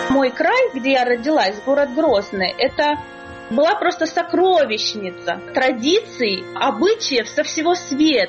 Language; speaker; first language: Russian; native; Russian